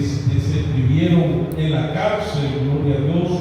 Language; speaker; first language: Spanish; native; Spanish